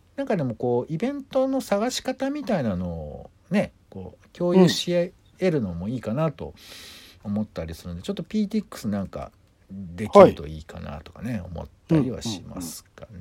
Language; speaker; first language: Japanese; native; Japanese